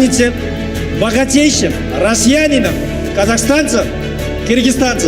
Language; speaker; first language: Russian; non-native, learner; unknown